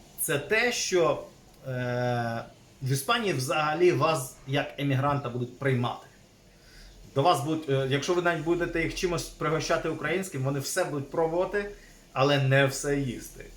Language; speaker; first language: Ukrainian; native; Ukrainian